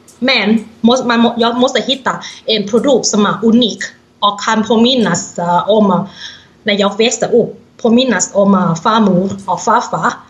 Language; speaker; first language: Swedish; non-native, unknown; Thai